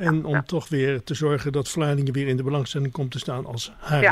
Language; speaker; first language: Dutch; native; Dutch